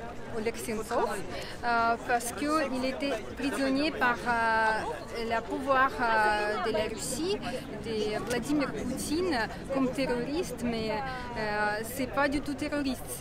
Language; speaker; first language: French; non-native, learner; Ukrainian